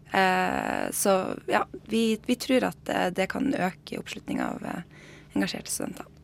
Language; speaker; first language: Norwegian; native; Norwegian